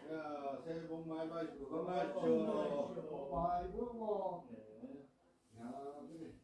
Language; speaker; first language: Korean; native; Korean